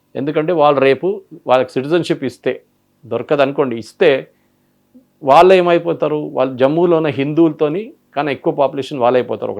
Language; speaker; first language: Telugu; non-native, local second language; Malayalam